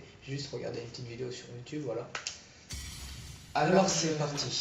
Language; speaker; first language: French; native; French